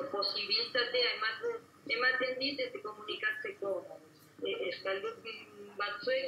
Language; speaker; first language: Basque; non-native, learner; Spanish